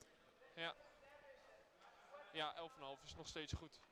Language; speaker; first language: Dutch; native; Dutch